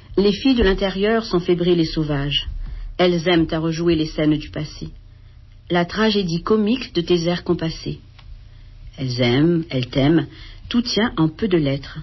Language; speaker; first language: French; native; French